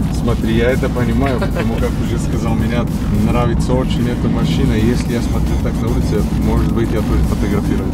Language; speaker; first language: Russian; non-native, learner; Bulgarian